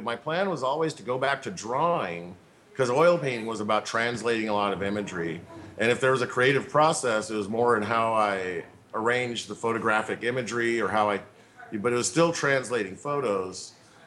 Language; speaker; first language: English; native; English